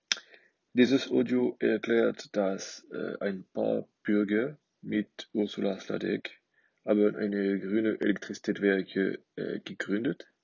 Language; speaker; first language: German; non-native, learner; French